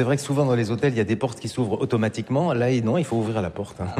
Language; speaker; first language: French; native; French